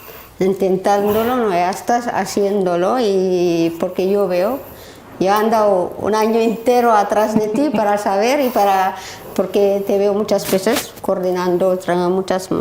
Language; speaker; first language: Spanish; non-native, learner; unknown